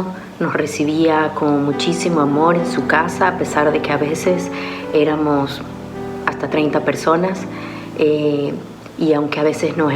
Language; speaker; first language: Spanish; native; Spanish